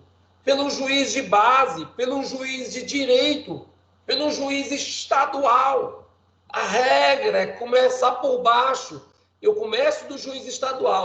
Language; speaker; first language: Portuguese; native; Portuguese